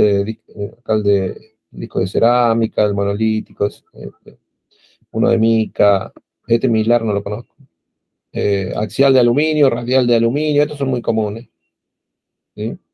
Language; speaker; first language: Spanish; native; Spanish